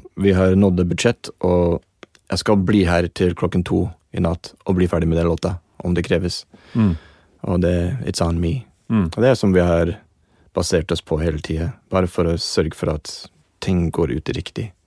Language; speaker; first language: Norwegian; non-native, fluent; English